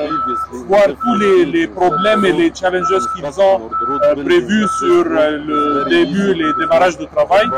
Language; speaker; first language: French; non-native, learner; Arabic